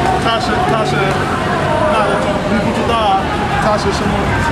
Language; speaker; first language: Chinese; non-native, learner; English